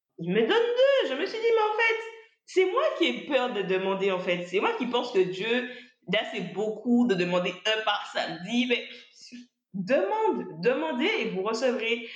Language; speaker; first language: French; native; French